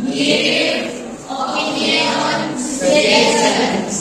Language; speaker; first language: English; non-native, learner; Indonesian